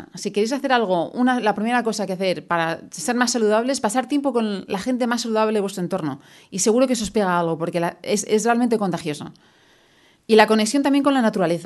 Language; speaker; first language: Spanish; native; Spanish